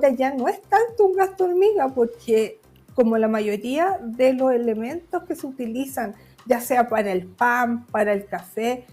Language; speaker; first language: Spanish; native; Spanish